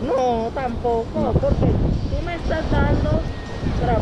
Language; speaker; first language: Spanish; native; Spanish